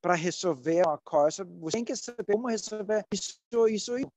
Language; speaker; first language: Portuguese; non-native, learner; Danish